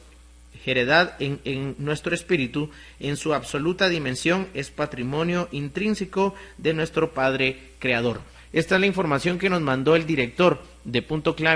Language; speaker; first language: Spanish; native; Spanish